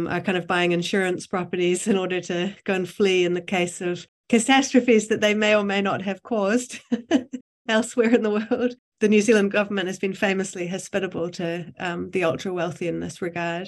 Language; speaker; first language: English; native; English